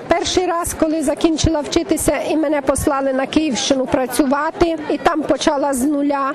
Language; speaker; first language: Ukrainian; native; Ukrainian